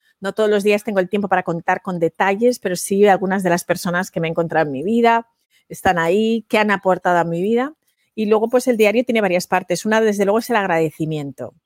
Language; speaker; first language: Spanish; native; Spanish